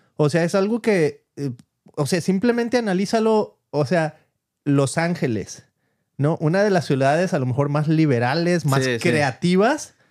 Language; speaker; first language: Spanish; native; Spanish